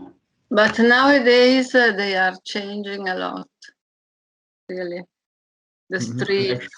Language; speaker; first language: English; non-native, fluent; Italian